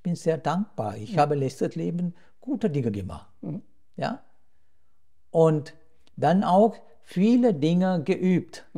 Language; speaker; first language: German; non-native, fluent; Sinhala